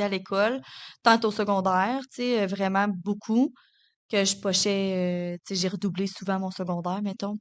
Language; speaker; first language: French; native; French